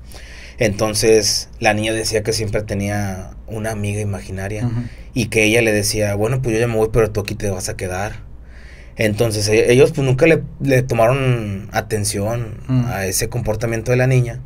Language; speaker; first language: Spanish; native; Spanish